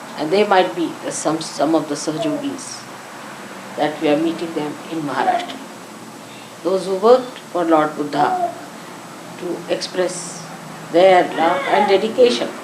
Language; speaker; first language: English; non-native, local second language; Marathi